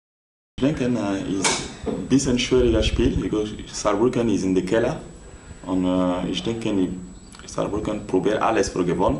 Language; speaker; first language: German; non-native, learner; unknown